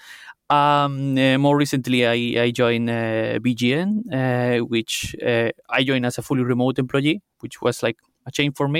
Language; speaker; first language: English; non-native, fluent; Spanish